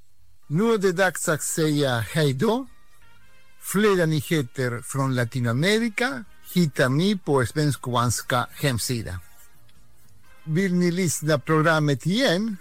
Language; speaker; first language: Swedish; non-native, fluent; Spanish